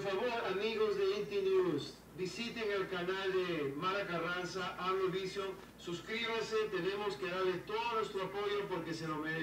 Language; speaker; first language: Spanish; native; Spanish